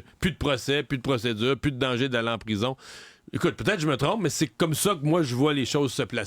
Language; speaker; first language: French; native; French